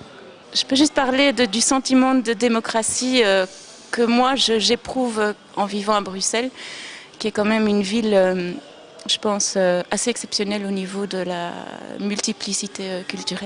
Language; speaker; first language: French; native; French